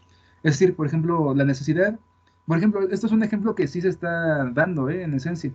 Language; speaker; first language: Spanish; native; Spanish